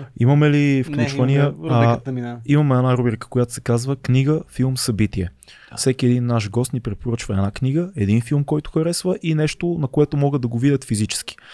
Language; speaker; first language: Bulgarian; native; Bulgarian